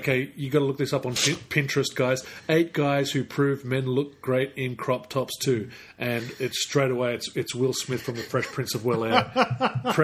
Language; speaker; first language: English; native; English